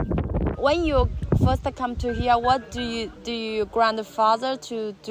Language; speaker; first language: English; non-native, learner; Chinese